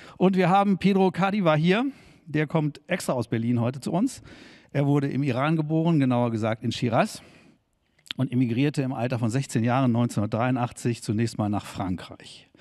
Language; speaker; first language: German; native; German